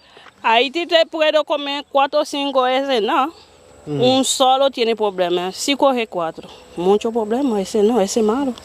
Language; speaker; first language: Spanish; non-native, learner; Haitian Creole